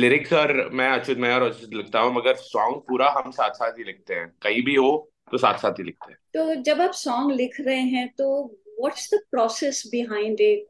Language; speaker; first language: Hindi; non-native, local second language; Malayalam